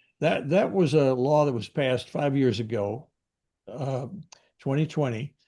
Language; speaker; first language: English; native; English